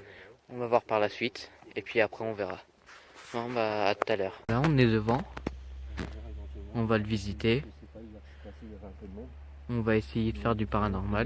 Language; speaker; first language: French; native; French